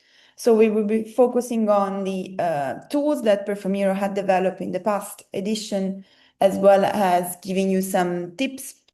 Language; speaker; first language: English; non-native, fluent; Italian